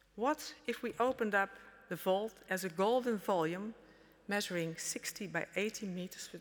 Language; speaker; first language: English; non-native, fluent; Dutch